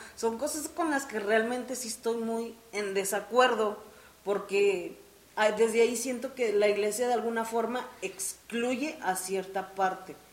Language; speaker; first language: Spanish; native; Spanish